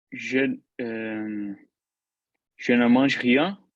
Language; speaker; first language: French; non-native, learner; Portuguese